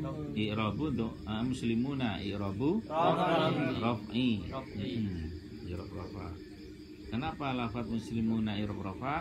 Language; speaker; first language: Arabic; non-native, fluent; Indonesian